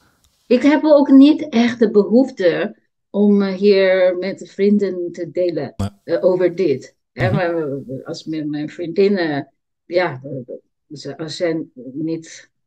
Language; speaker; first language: Dutch; non-native, learner; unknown